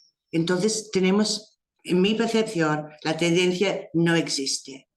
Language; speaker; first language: Spanish; non-native, fluent; English